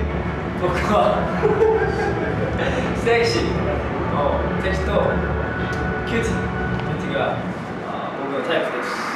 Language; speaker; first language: Japanese; non-native, learner; Korean